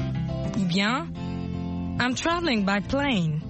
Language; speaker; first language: English; non-native, fluent; French